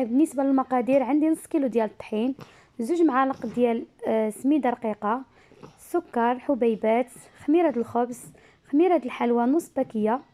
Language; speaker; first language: Arabic; native; Arabic